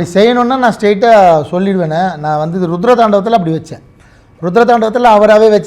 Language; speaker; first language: Tamil; native; Tamil